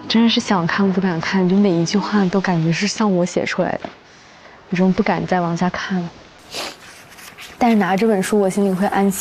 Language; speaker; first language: Chinese; native; Chinese